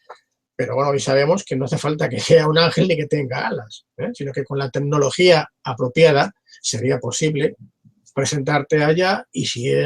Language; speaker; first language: Spanish; native; Spanish